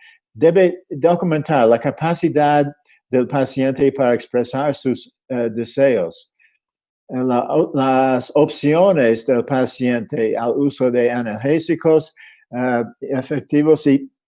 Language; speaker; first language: Spanish; non-native, fluent; English